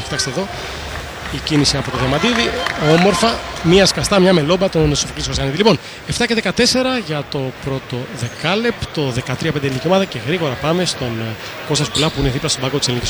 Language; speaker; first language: Greek; native; Greek